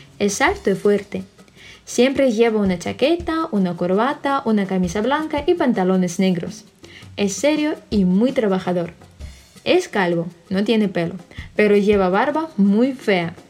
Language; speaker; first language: Spanish; non-native, fluent; Russian